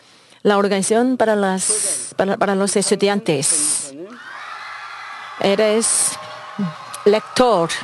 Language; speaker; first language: Spanish; non-native, learner; Korean